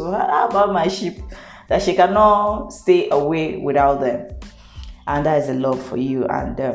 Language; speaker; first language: English; non-native, local second language; Igbo